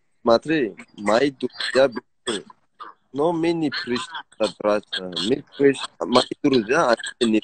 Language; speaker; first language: Russian; non-native, learner; Persian